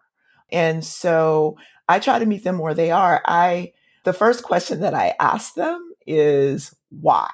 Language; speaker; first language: English; native; English